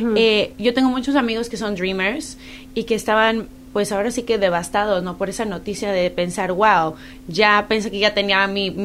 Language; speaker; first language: Spanish; native; Spanish